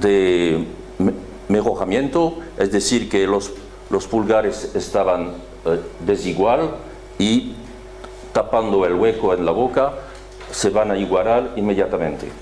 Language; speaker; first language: Spanish; non-native, fluent; French